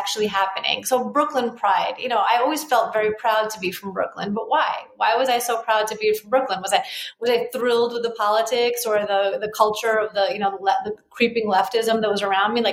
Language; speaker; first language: English; native; English